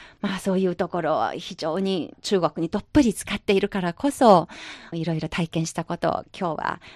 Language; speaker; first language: Japanese; non-native, fluent; Chinese